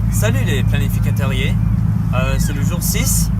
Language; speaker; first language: French; non-native, learner; English